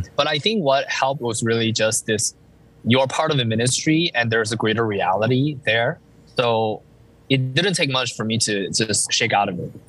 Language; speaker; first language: English; early bilingual, other home language; Chinese